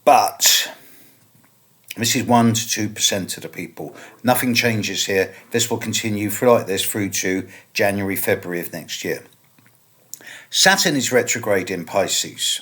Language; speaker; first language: English; native; English